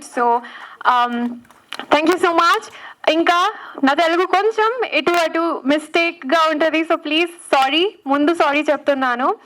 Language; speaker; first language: Telugu; non-native, learner; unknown